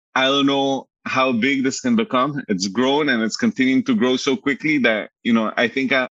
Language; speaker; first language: English; early bilingual, other home language; Spanish